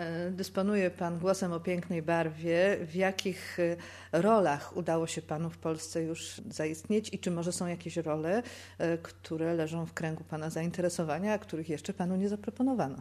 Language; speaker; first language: Polish; native; Polish